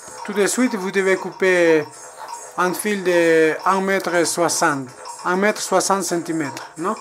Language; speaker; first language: French; non-native, learner; Spanish